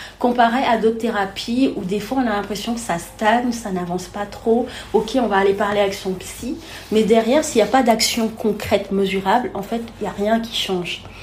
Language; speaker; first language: French; non-native, local second language; Wolof